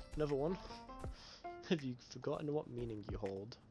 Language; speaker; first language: English; native; English